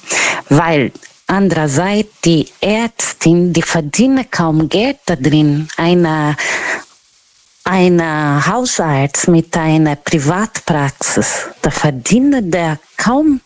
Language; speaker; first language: German; non-native, learner; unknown